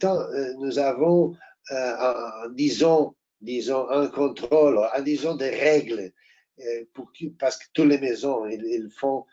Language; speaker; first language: French; non-native, fluent; Portuguese